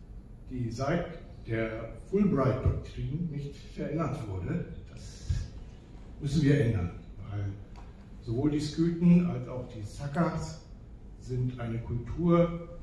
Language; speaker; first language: German; early bilingual, other home language; Turkish